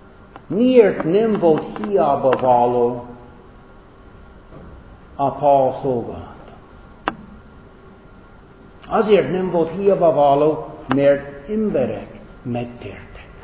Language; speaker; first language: Hungarian; non-native, fluent; English